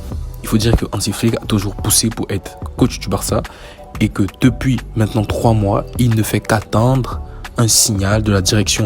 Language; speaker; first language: French; native; French